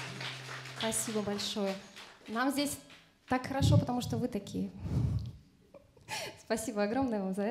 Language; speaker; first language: Russian; native; Russian